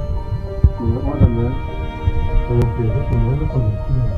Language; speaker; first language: Turkish; non-native, learner; Uzbek